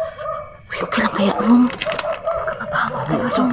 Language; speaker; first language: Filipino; non-native, local second language; Cebuano